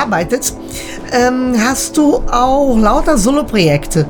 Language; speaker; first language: German; native; German